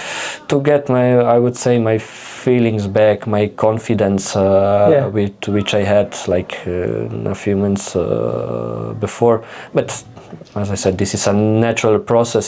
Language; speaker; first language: English; non-native, fluent; Slovenian